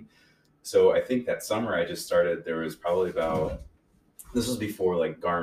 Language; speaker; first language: English; native; English